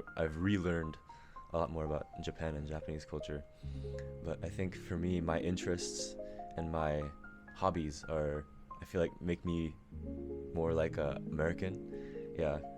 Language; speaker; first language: English; early bilingual, other home language; Japanese